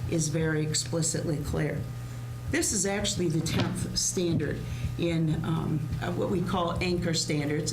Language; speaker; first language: English; native; English